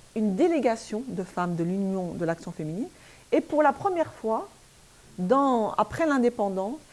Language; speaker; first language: French; native; French